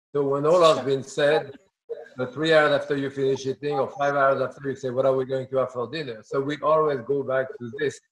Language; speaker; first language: English; non-native, fluent; French